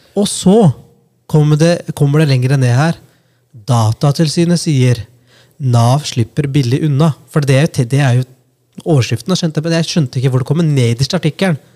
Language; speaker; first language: Norwegian; early bilingual, other home language; Punjabi